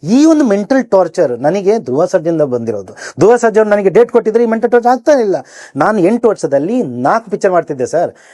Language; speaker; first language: Kannada; native; Kannada